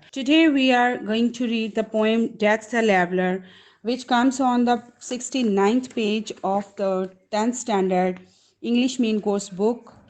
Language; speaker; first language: English; non-native, local second language; Punjabi